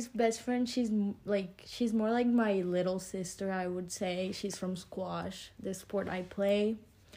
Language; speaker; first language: English; early bilingual, other home language; Spanish